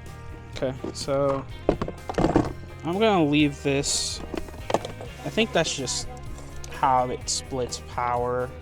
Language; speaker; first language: English; native; English